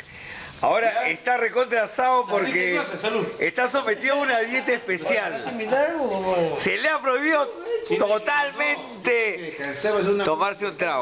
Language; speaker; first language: Spanish; native; Spanish